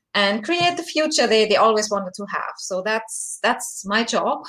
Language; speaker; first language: English; non-native, fluent; German